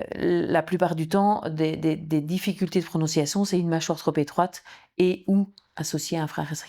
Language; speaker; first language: French; native; French